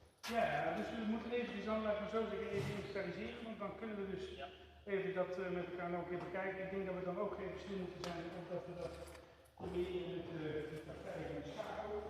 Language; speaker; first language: Dutch; native; Dutch